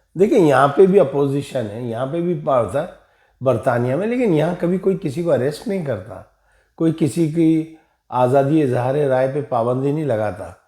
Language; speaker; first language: Urdu; native; Urdu